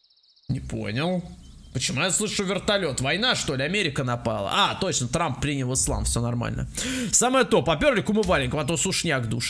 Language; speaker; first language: Russian; native; Russian